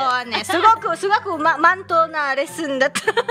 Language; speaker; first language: Japanese; non-native, fluent; Indonesian